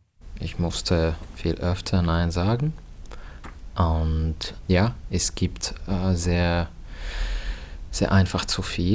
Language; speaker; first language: German; non-native, fluent; Finnish